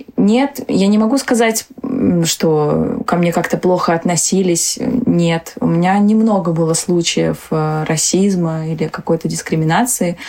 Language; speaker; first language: Russian; early bilingual, other home language; Tajik